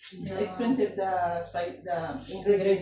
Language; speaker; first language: English; non-native, learner; Filipino